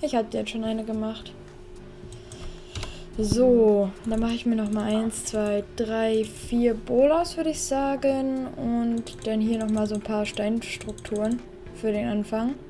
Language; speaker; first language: German; native; German